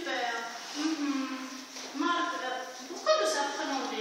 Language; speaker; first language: French; non-native, fluent; Armenian